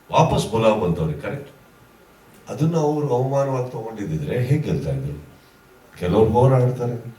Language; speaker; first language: Kannada; native; Kannada